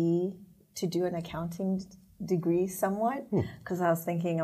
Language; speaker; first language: English; non-native, local second language; Shona